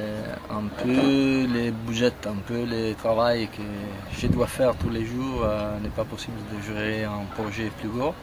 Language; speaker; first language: French; non-native, fluent; Italian